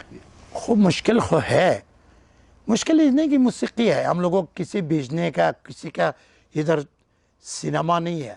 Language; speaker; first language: Hindi; non-native, learner; Persian